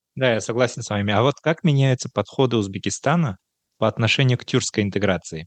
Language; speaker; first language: Russian; non-native, local second language; Kazakh